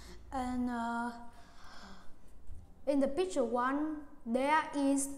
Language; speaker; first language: English; non-native, learner; Vietnamese